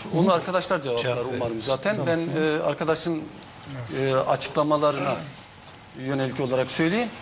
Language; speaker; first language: Turkish; non-native, local second language; Zaza